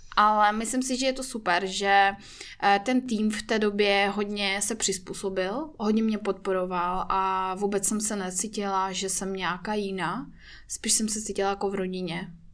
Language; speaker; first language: Czech; non-native, fluent; Russian